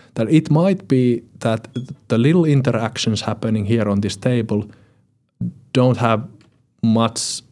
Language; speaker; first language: English; non-native, fluent; Finnish